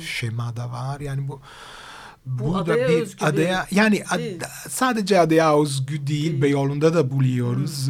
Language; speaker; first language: Turkish; non-native, fluent; Italian